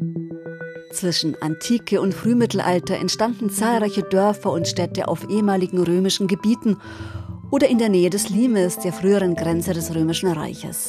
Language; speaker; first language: German; native; German